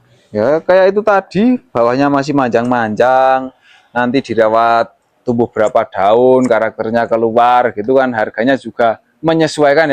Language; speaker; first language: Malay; non-native, local second language; Javanese